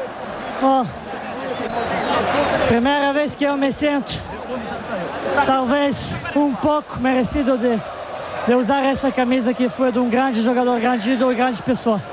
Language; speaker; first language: Portuguese; non-native, fluent; Serbian